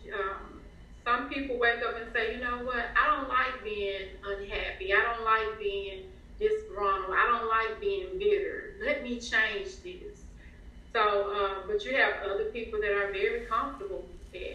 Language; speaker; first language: English; native; English